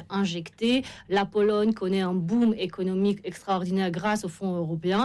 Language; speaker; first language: French; non-native, fluent; Romanian